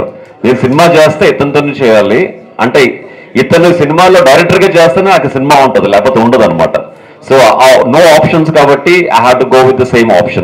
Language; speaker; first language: Telugu; native; Telugu